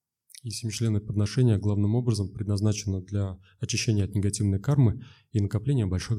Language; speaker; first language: Russian; native; Russian